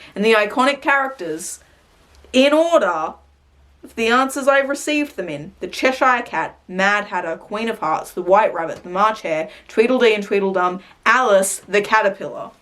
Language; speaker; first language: English; native; English